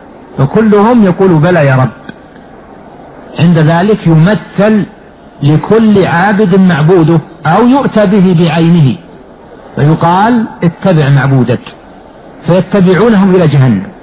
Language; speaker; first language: Arabic; native; Arabic